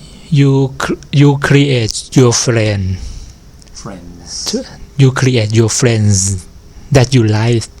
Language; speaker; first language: English; non-native, learner; Thai